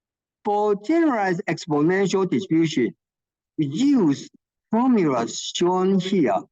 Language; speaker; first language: English; non-native, fluent; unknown